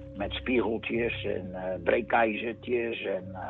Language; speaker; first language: Dutch; native; Dutch